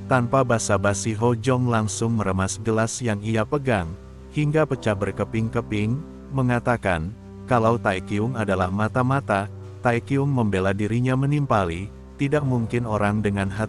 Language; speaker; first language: Indonesian; native; Indonesian